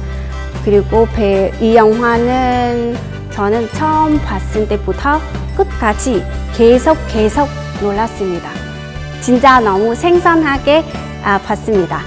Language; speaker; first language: Korean; non-native, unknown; Vietnamese